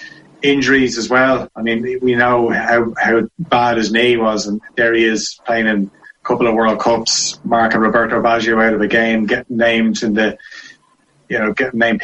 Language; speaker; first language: English; native; English